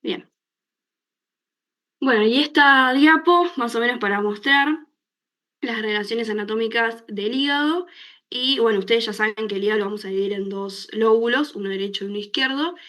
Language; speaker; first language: Spanish; native; Spanish